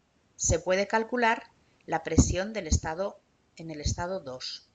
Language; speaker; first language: Spanish; native; Spanish